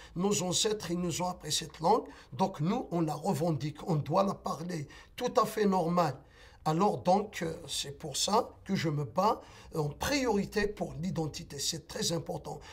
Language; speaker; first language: French; non-native, local second language; Kabyle